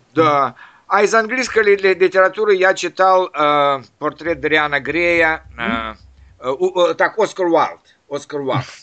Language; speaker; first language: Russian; native; Russian